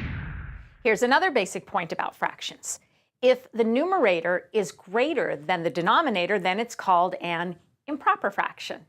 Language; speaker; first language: English; native; English